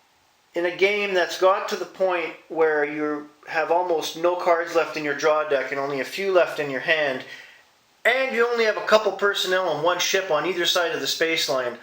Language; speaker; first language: English; native; English